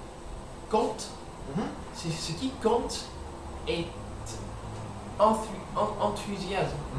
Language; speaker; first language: French; non-native, learner; English